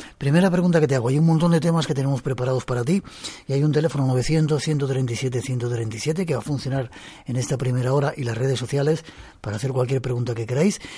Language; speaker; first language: Spanish; native; Spanish